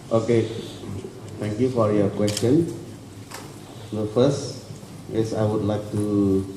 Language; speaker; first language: English; non-native, learner; Indonesian